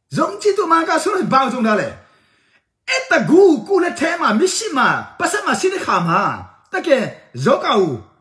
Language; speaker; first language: Burmese; non-native, local second language; Tedim Chin